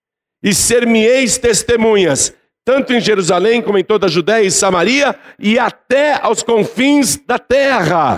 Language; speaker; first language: Portuguese; native; Portuguese